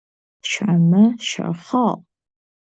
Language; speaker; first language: Chinese; non-native, learner; Indonesian